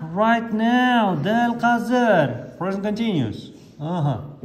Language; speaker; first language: English; non-native, fluent; Kazakh